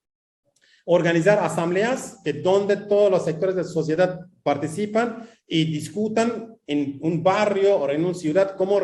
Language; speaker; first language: Spanish; non-native, fluent; Kurdish